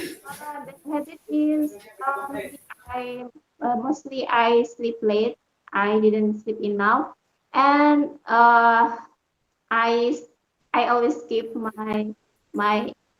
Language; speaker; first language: English; non-native, learner; Indonesian